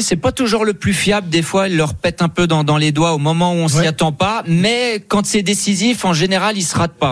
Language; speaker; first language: French; native; French